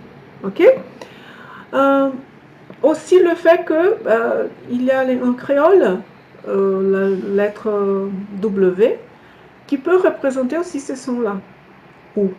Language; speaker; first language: French; non-native, fluent; Portuguese